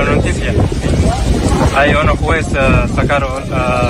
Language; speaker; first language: Spanish; non-native, learner; Arabic